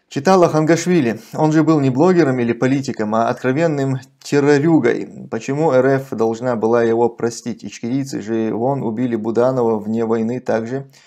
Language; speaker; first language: Russian; non-native, local second language; Chechen